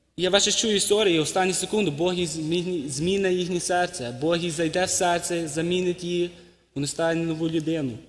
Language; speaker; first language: Ukrainian; early bilingual, heritage; Ukrainian